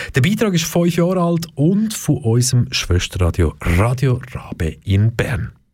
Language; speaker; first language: German; early bilingual, other home language; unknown